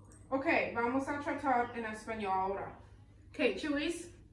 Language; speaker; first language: Spanish; non-native, fluent; English